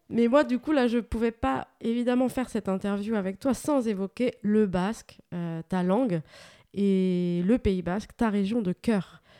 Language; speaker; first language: French; native; French